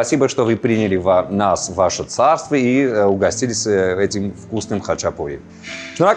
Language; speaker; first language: Russian; non-native, fluent; Armenian